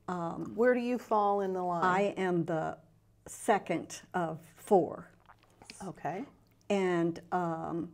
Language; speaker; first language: English; native; English